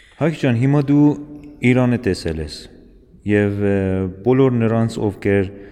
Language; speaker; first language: Armenian; non-native, learner; Persian